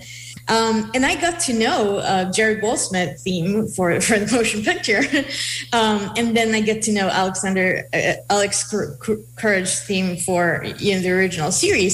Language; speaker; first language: English; non-native, fluent; Hebrew